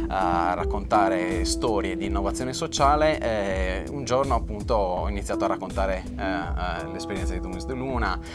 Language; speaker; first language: Italian; native; Italian